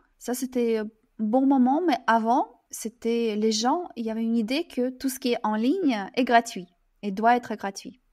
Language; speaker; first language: French; non-native, fluent; Russian